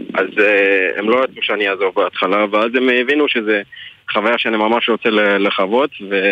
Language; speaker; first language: Hebrew; non-native, fluent; English